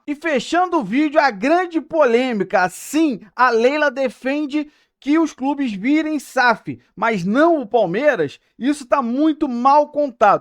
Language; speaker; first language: Portuguese; native; Portuguese